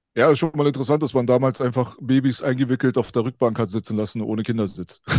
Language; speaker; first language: German; early bilingual, other home language; Persian